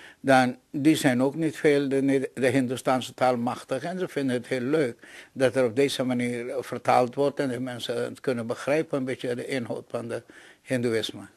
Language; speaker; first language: Dutch; non-native, local second language; Caribbean Hindustani